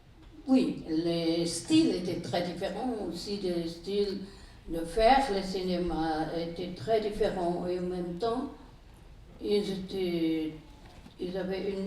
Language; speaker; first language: French; non-native, fluent; German